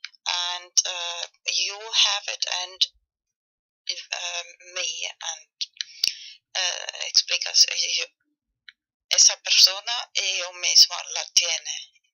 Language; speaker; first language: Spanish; non-native, fluent; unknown